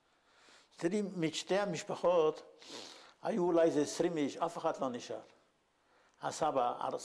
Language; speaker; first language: Hebrew; non-native, fluent; Yiddish